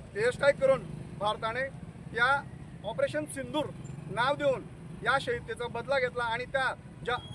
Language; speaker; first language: Marathi; native; Marathi